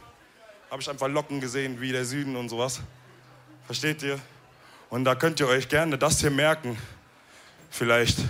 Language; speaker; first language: German; early bilingual, other home language; Wolof